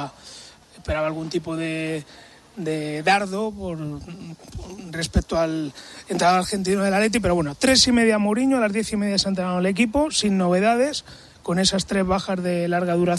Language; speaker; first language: Spanish; native; Spanish